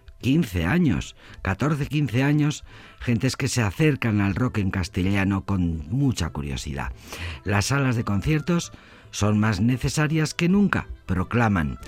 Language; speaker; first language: Spanish; native; Spanish